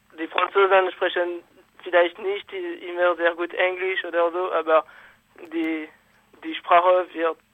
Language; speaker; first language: German; non-native, fluent; French